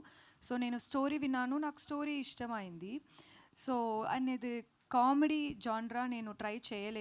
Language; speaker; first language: Telugu; non-native, learner; Tamil